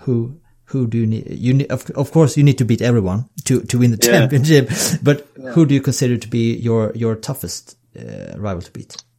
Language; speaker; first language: English; non-native, fluent; Swedish